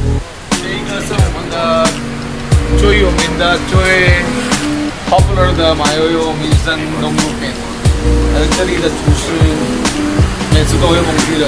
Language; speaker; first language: Chinese; non-native, fluent; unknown